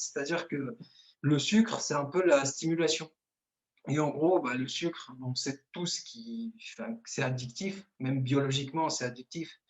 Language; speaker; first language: French; non-native, local second language; Arabic